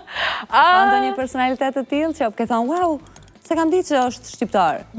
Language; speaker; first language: Albanian; native; Albanian